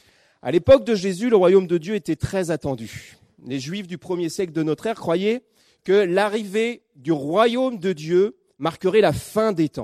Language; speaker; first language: French; native; French